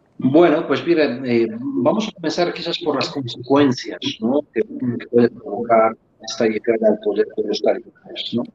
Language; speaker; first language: Spanish; non-native, fluent; Polish